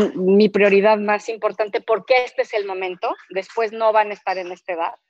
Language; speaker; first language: Spanish; native; Spanish